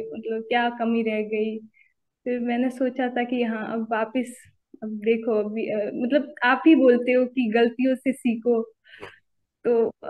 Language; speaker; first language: Hindi; native; Hindi